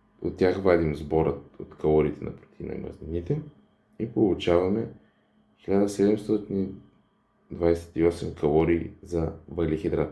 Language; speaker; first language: Bulgarian; native; Bulgarian